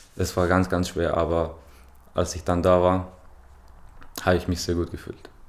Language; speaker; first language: German; non-native, fluent; Persian